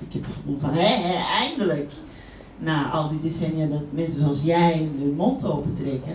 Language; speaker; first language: Dutch; native; Dutch